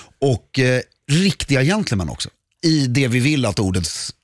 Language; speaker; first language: Swedish; native; Swedish